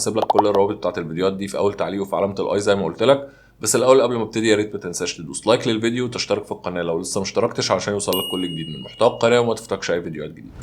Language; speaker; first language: Arabic; native; Arabic